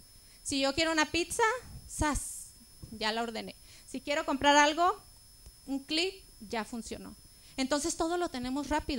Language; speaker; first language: Spanish; native; Spanish